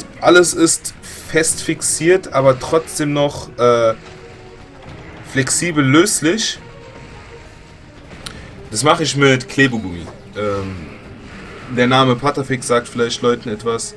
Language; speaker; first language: German; native; German